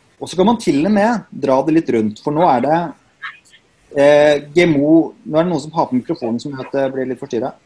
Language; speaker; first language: Norwegian; native; Norwegian